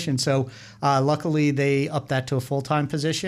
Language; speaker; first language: English; native; English